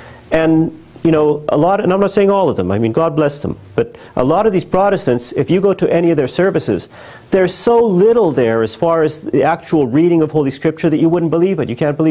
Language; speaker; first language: English; early bilingual, other home language; Ukrainian